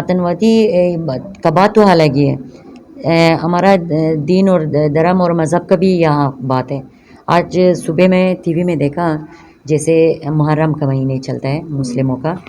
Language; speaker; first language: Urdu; non-native, local second language; Persian